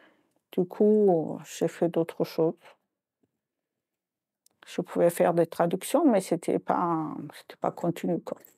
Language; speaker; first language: French; non-native, fluent; Azerbaijani